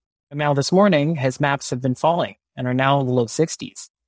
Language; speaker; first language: English; non-native, local second language; Filipino